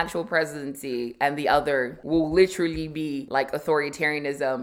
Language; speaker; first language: English; native; English